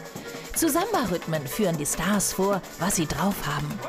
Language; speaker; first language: German; native; German